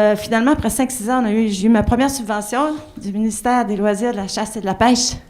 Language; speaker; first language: French; native; French